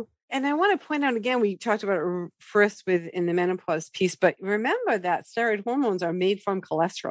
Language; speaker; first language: English; native; English